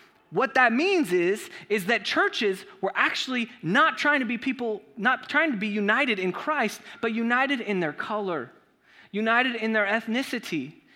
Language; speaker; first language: English; native; English